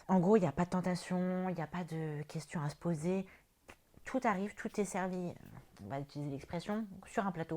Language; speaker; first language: French; native; French